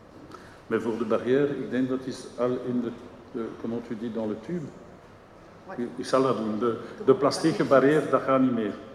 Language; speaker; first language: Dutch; non-native, local second language; French